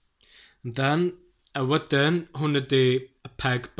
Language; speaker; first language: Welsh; non-native, learner; English